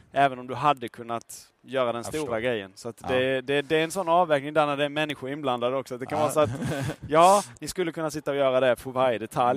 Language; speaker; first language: Swedish; native; Swedish